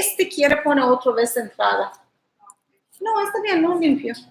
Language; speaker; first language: Spanish; non-native, learner; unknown